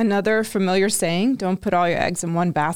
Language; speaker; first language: English; native; English